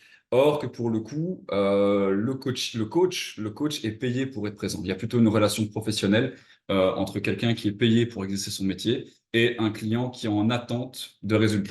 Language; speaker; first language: French; native; French